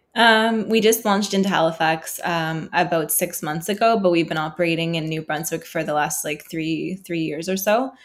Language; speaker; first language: English; native; English